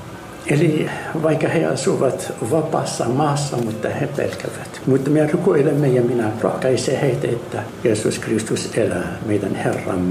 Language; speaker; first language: Finnish; non-native, fluent; Arabic